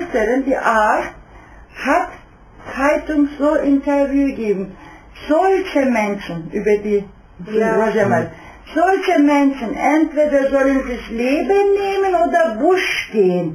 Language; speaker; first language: German; non-native, fluent; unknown